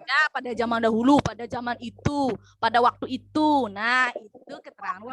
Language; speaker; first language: Indonesian; native; Indonesian